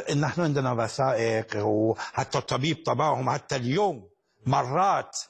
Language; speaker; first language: Arabic; non-native, fluent; Persian